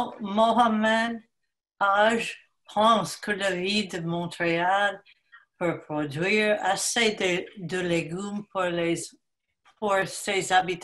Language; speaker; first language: French; non-native, learner; English